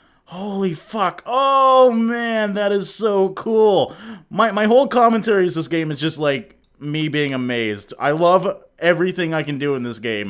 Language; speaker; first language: English; native; English